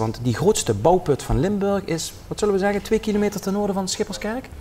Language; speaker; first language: Dutch; native; Dutch